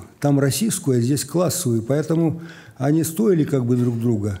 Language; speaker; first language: Russian; native; Russian